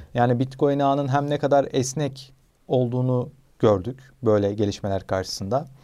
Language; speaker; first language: Turkish; native; Turkish